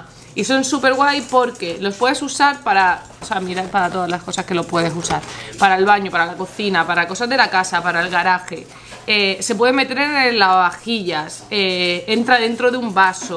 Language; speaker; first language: Spanish; native; Spanish